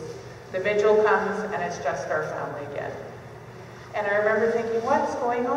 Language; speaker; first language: English; native; English